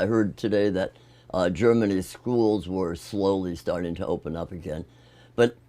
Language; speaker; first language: English; native; English